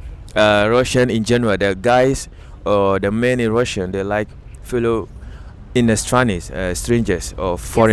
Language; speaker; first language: English; native; English